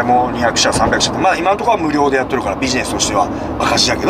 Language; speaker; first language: Japanese; native; Japanese